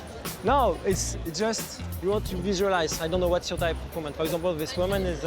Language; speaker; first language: English; non-native, fluent; French